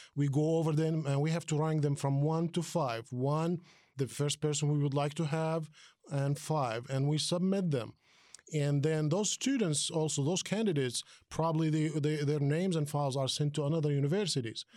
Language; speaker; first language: English; non-native, fluent; Arabic